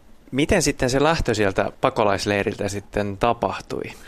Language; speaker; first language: Finnish; native; Finnish